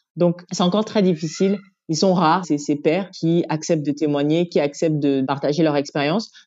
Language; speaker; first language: French; native; French